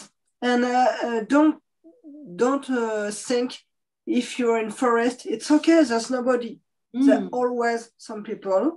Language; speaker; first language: English; non-native, fluent; French